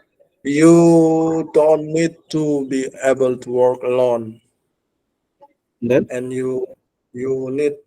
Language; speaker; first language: English; non-native, learner; Indonesian